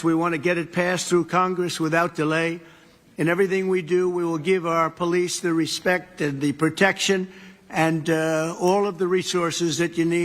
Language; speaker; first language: English; native; English